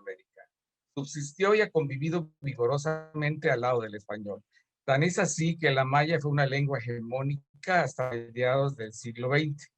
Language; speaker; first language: Spanish; native; Spanish